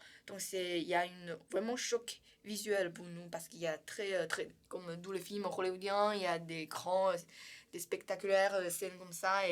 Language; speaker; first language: French; non-native, learner; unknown